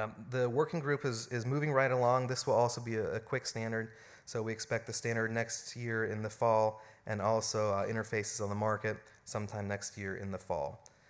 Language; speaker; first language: English; early bilingual, other home language; German